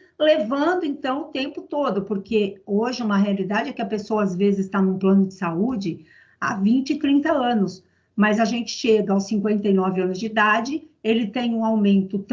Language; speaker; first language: Portuguese; native; Portuguese